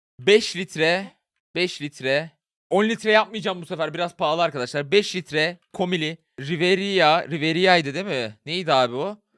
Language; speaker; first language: Turkish; native; Turkish